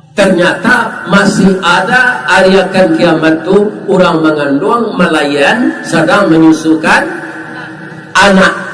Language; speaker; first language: Malay; non-native, local second language; Minangkabau